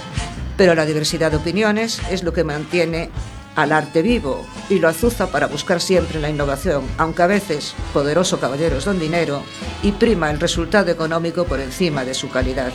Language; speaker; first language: Spanish; native; Spanish